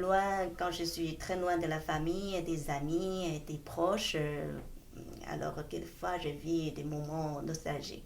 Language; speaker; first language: French; non-native, fluent; Chinese